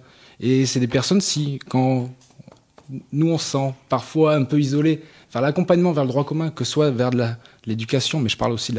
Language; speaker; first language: French; native; French